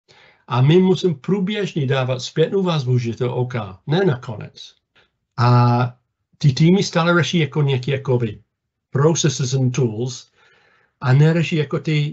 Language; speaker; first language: Czech; non-native, fluent; English